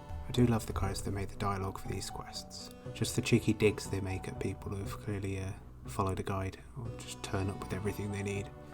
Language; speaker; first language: English; native; English